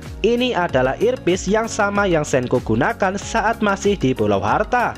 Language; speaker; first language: Indonesian; native; Indonesian